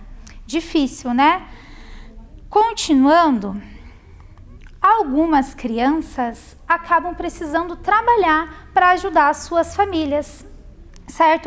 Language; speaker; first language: Portuguese; native; Portuguese